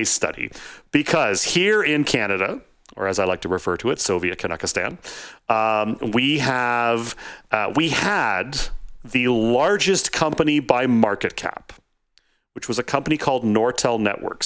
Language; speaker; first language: English; native; English